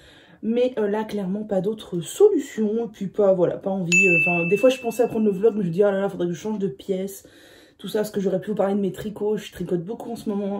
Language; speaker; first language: French; native; French